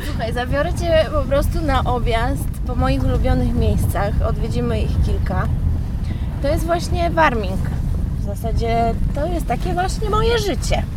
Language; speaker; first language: Polish; native; Polish